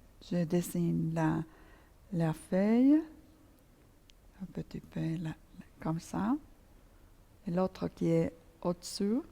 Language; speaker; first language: French; non-native, fluent; Spanish